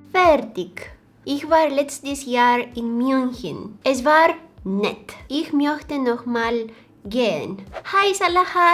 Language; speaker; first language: German; non-native, learner; Bulgarian